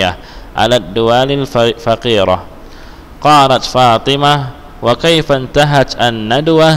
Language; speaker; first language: Arabic; non-native, fluent; Indonesian